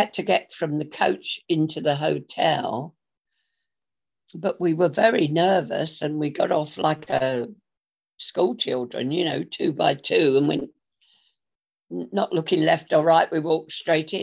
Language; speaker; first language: English; native; English